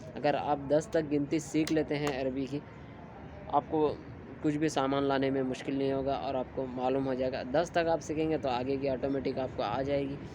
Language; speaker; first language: Urdu; native; Urdu